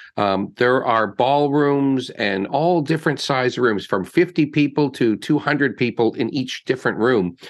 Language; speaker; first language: English; native; English